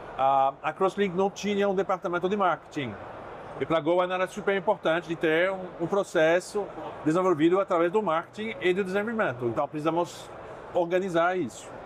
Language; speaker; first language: Portuguese; non-native, fluent; French